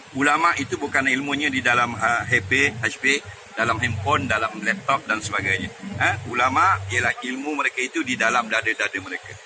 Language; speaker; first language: Malay; native; Malay